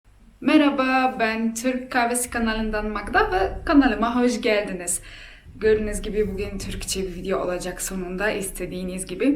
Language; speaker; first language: Turkish; non-native, fluent; Polish